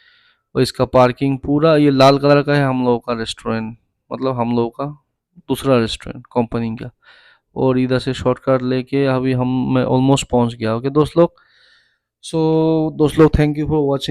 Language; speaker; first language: Hindi; non-native, local second language; Assamese